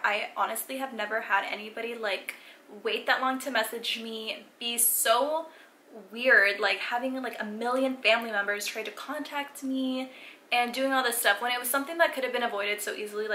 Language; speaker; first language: English; early bilingual, other home language; Spanish